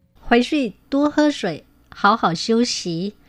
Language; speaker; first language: Chinese; non-native, fluent; Vietnamese